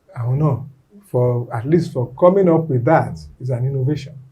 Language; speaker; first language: English; non-native, local second language; Yoruba